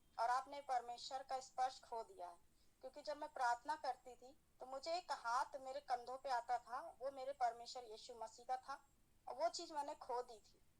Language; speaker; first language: Hindi; native; Hindi